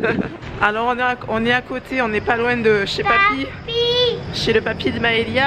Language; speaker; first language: French; native; French